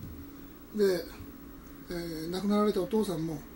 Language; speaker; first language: Japanese; native; Japanese